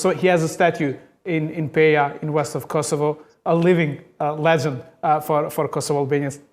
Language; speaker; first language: English; non-native, fluent; Albanian